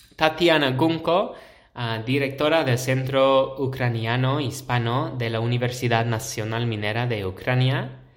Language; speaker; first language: Spanish; non-native, fluent; English